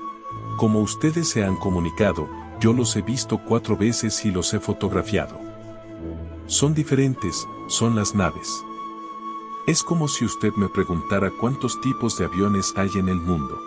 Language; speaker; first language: Spanish; native; Spanish